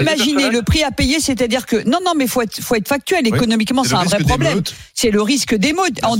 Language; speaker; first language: French; native; French